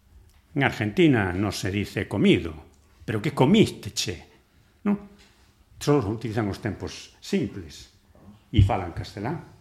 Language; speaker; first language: Galician; native; Galician